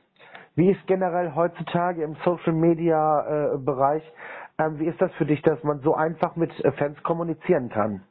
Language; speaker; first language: German; native; German